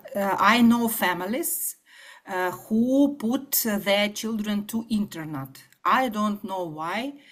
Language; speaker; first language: English; non-native, fluent; Ukrainian